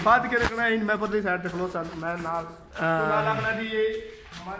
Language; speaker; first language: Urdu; non-native, local second language; Punjabi